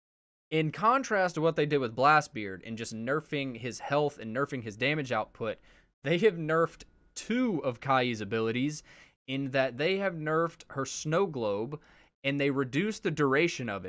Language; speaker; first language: English; native; English